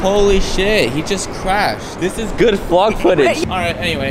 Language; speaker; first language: English; native; English